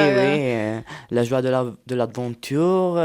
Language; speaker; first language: French; non-native, fluent; Italian